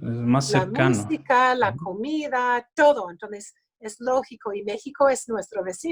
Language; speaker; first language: Spanish; early bilingual, other home language; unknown